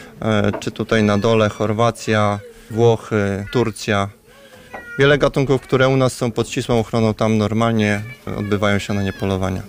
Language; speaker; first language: Polish; native; Polish